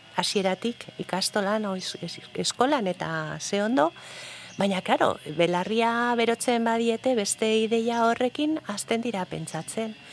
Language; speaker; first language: Basque; non-native, local second language; Spanish